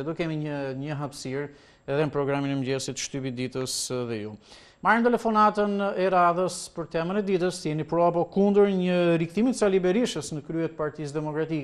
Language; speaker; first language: Albanian; native; Albanian